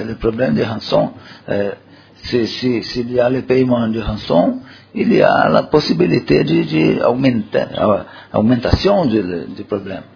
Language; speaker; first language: French; non-native, learner; Portuguese